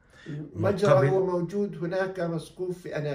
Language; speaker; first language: Arabic; native; Arabic